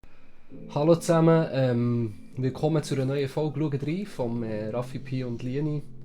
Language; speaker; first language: German; native; German